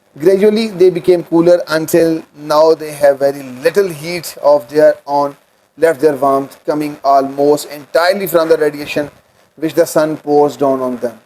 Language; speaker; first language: English; non-native, local second language; Urdu